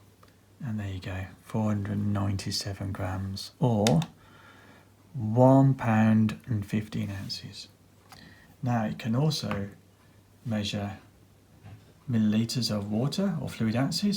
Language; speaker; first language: English; native; English